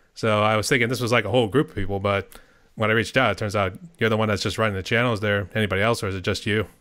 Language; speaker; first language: English; native; English